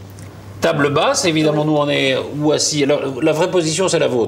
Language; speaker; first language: French; native; French